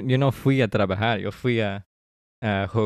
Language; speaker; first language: Spanish; early bilingual, heritage; English